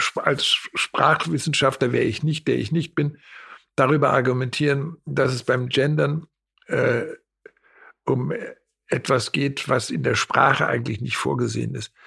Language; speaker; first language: German; native; German